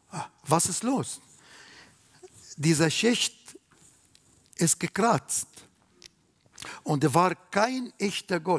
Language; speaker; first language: German; non-native, learner; Arabic